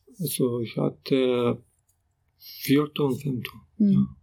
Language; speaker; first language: Swedish; non-native, learner; Persian